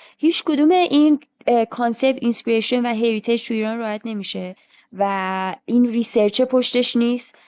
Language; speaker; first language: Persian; native; Persian